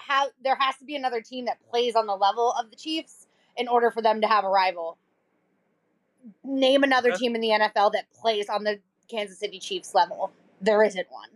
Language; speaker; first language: English; native; English